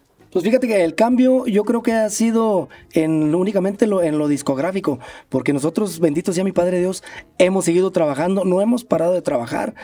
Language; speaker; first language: Spanish; native; Spanish